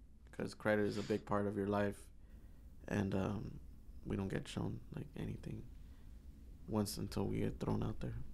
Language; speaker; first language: English; early bilingual, other home language; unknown